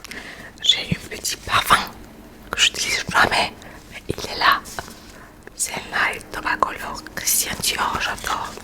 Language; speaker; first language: French; non-native, learner; Spanish